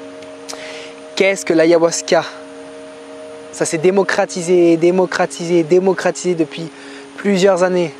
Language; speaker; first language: French; native; French